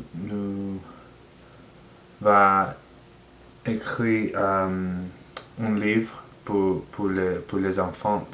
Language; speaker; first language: French; non-native, learner; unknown